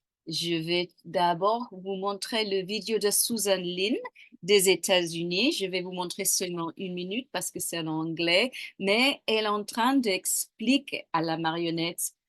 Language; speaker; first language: French; non-native, fluent; English